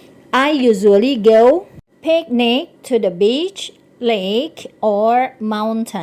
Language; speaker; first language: English; non-native, fluent; Indonesian